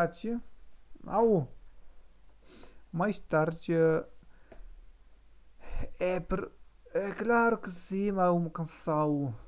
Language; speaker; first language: Portuguese; non-native, learner; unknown